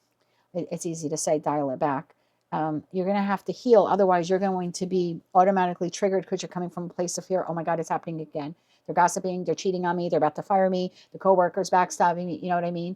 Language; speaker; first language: English; native; English